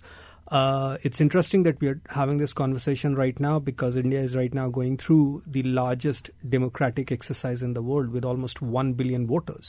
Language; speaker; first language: English; non-native, local second language; Hindi